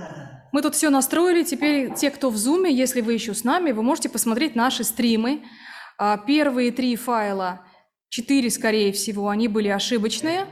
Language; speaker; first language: Russian; native; Russian